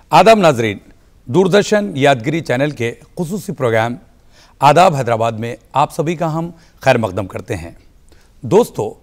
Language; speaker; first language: Hindi; native; Hindi